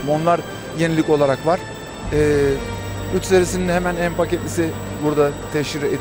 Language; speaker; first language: Turkish; native; Turkish